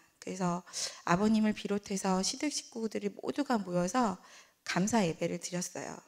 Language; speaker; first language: Korean; native; Korean